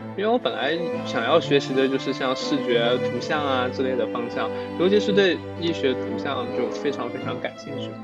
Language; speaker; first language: Chinese; native; Chinese